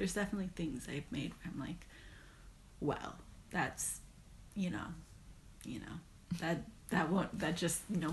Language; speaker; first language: English; native; English